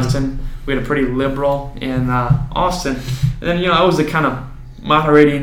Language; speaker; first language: English; native; English